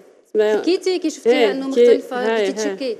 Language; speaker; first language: Arabic; native; Arabic